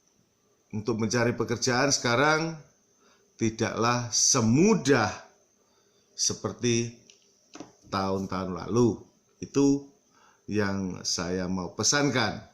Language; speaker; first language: Indonesian; early bilingual, heritage; Indonesian